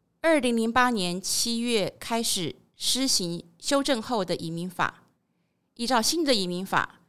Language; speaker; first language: Chinese; native; Chinese